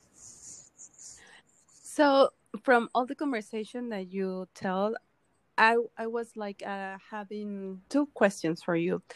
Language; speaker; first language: English; non-native, fluent; Spanish